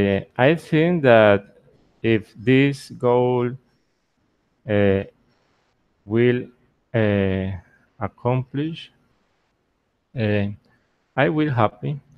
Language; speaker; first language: English; non-native, learner; Spanish